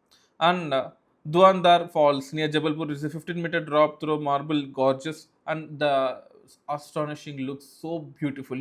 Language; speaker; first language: English; non-native, local second language; Telugu